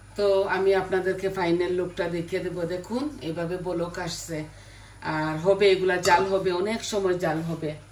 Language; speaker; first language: Bangla; early bilingual, other home language; Sylheti